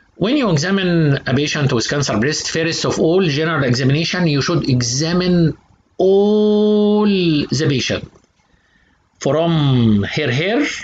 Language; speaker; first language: English; non-native, fluent; Arabic